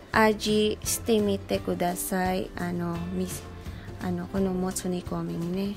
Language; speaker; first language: Japanese; non-native, fluent; Filipino